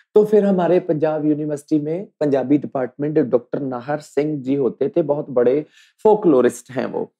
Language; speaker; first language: Hindi; native; Hindi